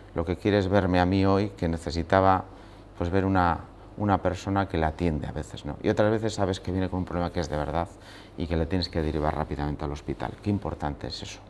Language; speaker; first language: Spanish; native; Spanish